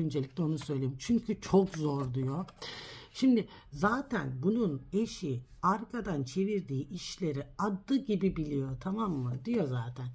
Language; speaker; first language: Turkish; early bilingual, heritage; Turkish